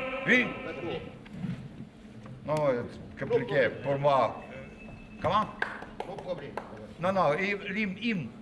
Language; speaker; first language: French; non-native, learner; Russian